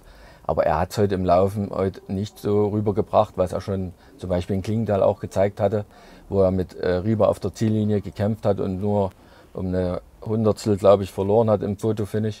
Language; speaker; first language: German; native; German